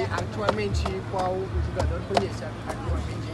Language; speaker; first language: Portuguese; non-native, learner; French